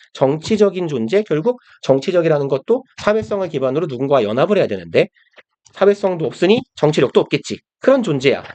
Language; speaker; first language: Korean; native; Korean